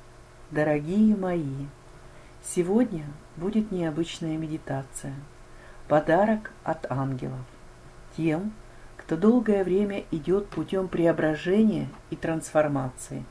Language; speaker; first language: Russian; native; Russian